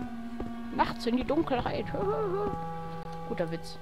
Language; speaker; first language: German; native; German